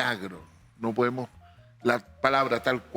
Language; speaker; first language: Spanish; native; Spanish